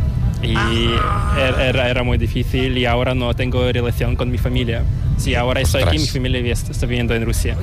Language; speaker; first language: Spanish; non-native, fluent; Korean